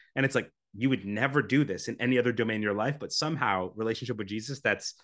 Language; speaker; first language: English; native; English